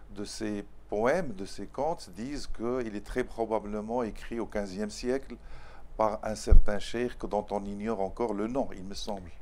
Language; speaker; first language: French; non-native, local second language; Arabic